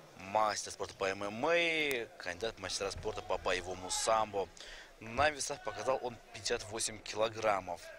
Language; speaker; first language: Russian; non-native, local second language; Kyrgyz